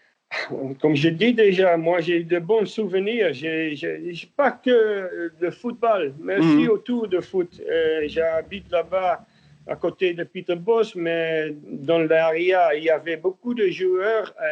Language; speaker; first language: French; non-native, learner; Dutch